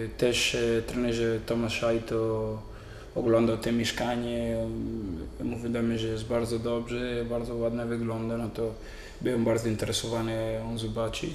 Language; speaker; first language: Polish; non-native, learner; Italian